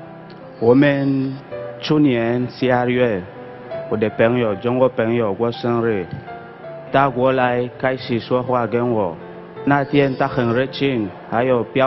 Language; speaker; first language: Chinese; non-native, learner; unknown